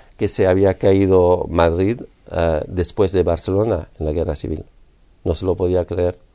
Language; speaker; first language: Spanish; non-native, fluent; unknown